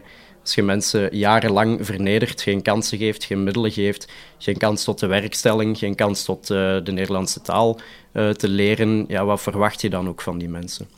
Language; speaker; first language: Dutch; native; Dutch